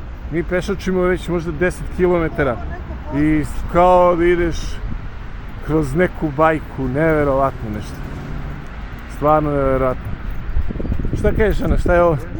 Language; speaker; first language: Serbian; native; Serbian